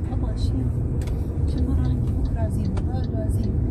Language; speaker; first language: Arabic; native; Arabic